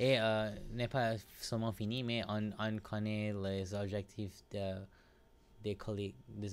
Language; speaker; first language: French; non-native, learner; English